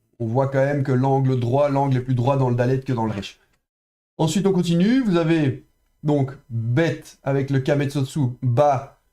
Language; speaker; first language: French; native; French